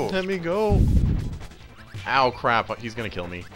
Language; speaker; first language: English; native; English